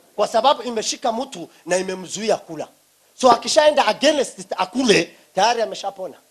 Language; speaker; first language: Swahili; non-native, local second language; Somali